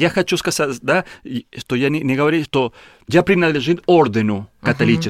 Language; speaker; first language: Russian; non-native, learner; Spanish